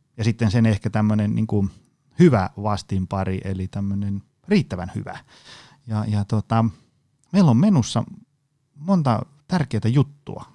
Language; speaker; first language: Finnish; native; Finnish